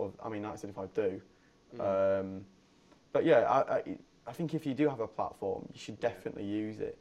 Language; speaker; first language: English; native; English